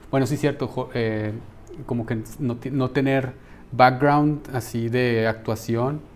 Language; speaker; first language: Spanish; native; Spanish